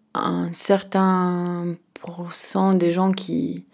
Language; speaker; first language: French; non-native, fluent; Croatian